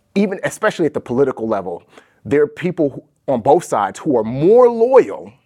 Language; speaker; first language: English; native; English